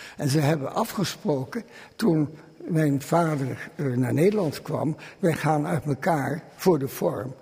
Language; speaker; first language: Dutch; early bilingual, other home language; German